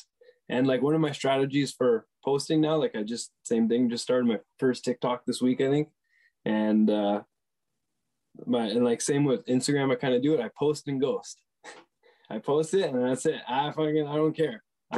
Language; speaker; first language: English; non-native, fluent; French